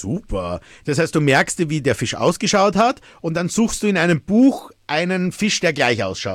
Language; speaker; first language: German; native; German